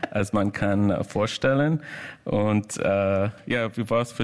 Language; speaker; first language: German; non-native, fluent; English